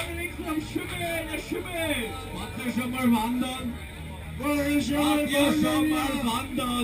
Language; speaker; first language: German; native; German